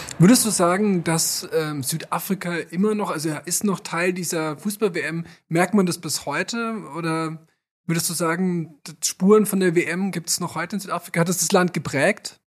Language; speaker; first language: German; native; German